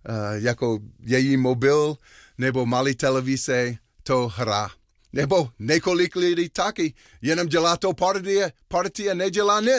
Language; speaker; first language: Czech; non-native, learner; English